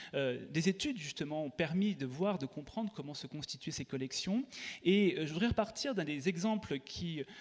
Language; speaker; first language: French; native; French